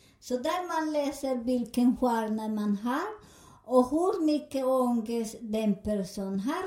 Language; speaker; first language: Swedish; non-native, learner; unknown